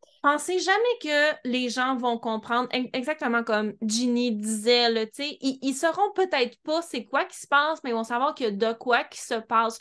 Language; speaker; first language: French; native; French